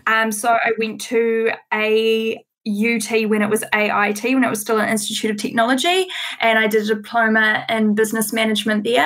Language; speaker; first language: English; native; English